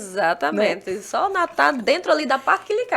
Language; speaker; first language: Portuguese; native; Portuguese